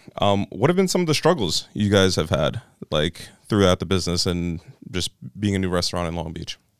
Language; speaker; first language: English; native; English